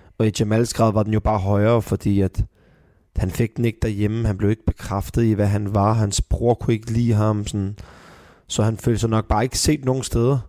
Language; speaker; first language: Danish; early bilingual, other home language; Persian